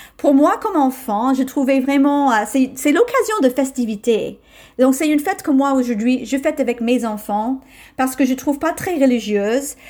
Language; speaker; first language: French; non-native, fluent; English